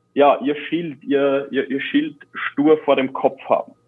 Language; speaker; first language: German; native; German